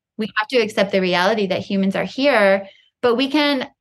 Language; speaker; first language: English; native; English